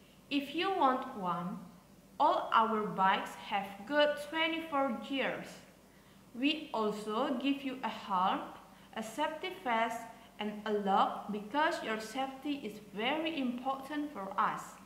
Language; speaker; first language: English; non-native, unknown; Indonesian